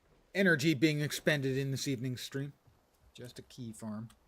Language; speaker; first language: English; native; English